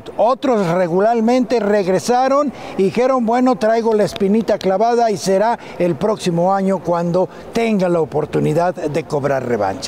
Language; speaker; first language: Spanish; native; Spanish